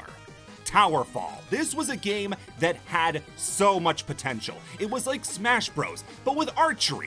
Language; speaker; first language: English; native; English